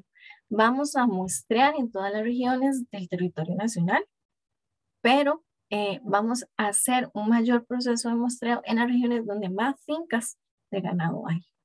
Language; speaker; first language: Spanish; native; Spanish